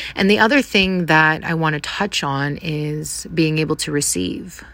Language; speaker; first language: English; native; English